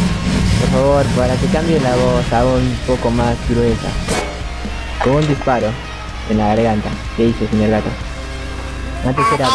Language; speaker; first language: Spanish; native; Spanish